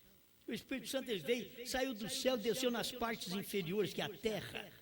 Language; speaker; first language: Portuguese; native; Portuguese